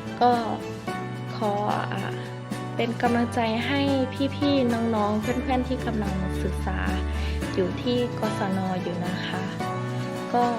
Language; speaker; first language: Thai; native; Thai